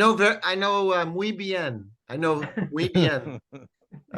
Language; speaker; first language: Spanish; non-native, learner; English